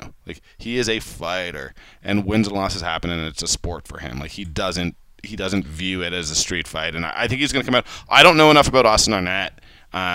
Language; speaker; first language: English; native; English